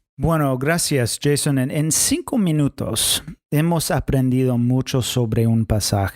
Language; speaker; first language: Spanish; non-native, fluent; English